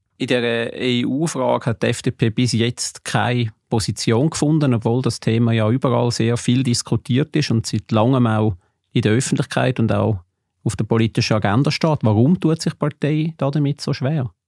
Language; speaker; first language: German; native; German